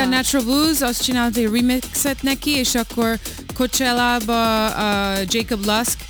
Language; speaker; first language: Hungarian; early bilingual, heritage; Hungarian